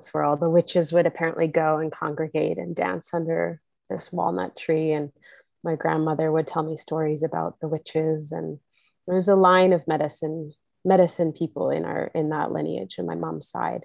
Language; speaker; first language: English; native; English